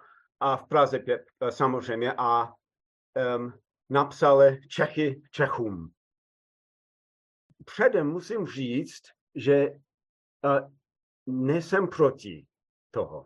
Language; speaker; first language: Czech; non-native, fluent; English